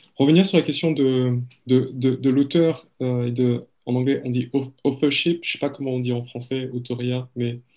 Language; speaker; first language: French; native; French